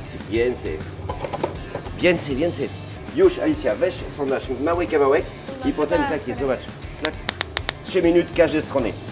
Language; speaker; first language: Polish; non-native, learner; French